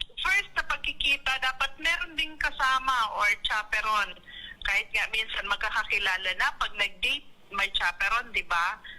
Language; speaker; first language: Filipino; native; Filipino